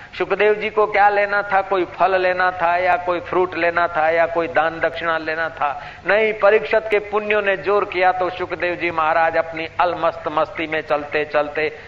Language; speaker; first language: Hindi; non-native, local second language; Sindhi